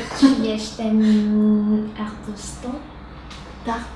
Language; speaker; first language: Polish; non-native, learner; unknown